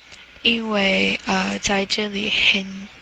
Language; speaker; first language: Chinese; non-native, learner; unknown